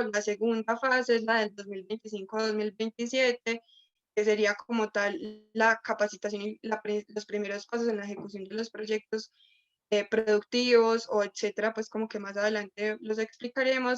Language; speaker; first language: Spanish; native; Spanish